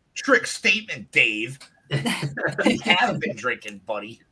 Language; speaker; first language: English; native; English